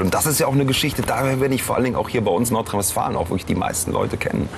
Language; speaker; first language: German; native; German